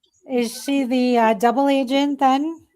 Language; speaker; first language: English; native; English